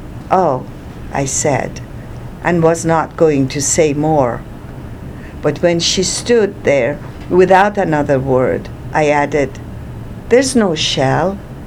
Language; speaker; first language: English; non-native, fluent; Persian